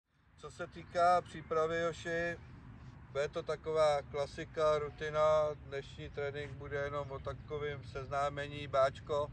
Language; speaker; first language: Czech; native; Czech